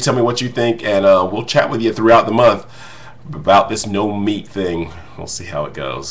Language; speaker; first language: English; native; English